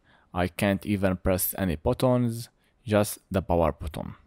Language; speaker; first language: English; non-native, fluent; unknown